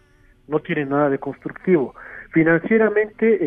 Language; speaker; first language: Spanish; native; Spanish